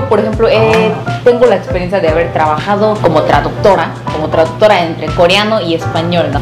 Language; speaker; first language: Spanish; non-native, fluent; Korean